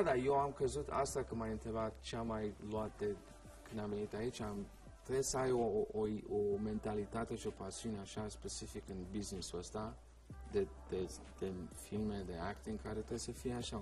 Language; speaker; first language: Romanian; early bilingual, heritage; Romanian